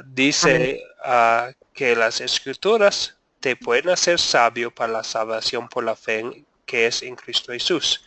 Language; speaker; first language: Spanish; non-native, fluent; English